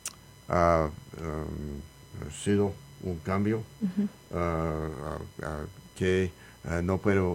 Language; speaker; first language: Spanish; non-native, learner; English